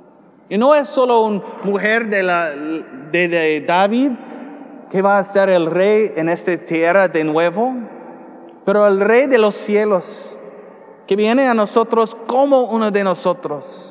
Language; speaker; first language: Spanish; non-native, learner; English